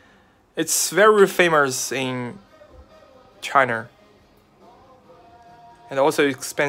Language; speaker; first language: English; non-native, learner; Chinese